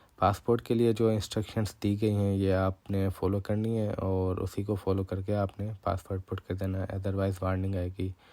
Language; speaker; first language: Urdu; non-native, local second language; Punjabi